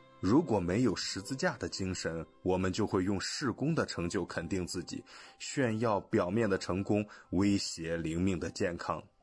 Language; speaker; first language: Chinese; non-native, fluent; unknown